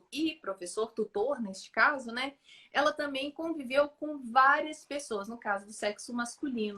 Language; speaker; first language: Portuguese; native; Portuguese